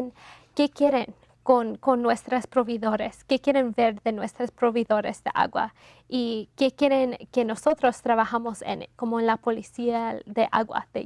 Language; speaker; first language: Spanish; non-native, fluent; English